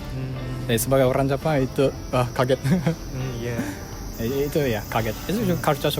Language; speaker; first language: Indonesian; non-native, fluent; Japanese